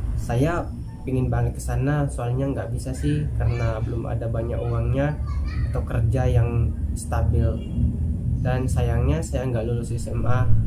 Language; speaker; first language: Indonesian; non-native, fluent; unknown